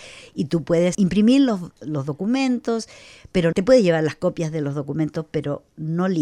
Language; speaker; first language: Spanish; native; Spanish